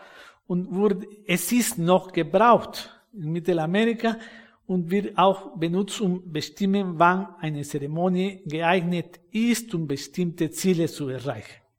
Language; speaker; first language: German; non-native, fluent; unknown